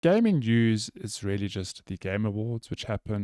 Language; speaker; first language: English; native; English